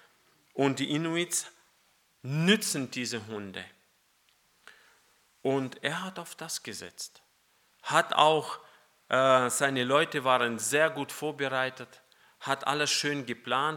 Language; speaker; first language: German; non-native, fluent; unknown